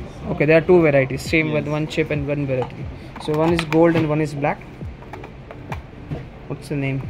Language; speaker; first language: English; non-native, local second language; Hindi